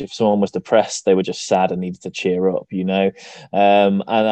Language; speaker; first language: English; native; English